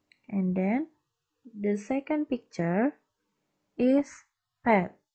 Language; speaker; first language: English; non-native, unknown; Indonesian